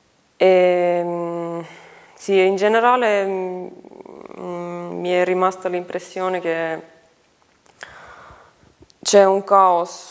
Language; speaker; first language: Italian; non-native, fluent; Finnish